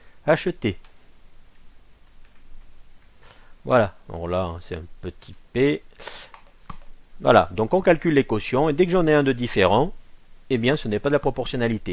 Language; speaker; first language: French; native; French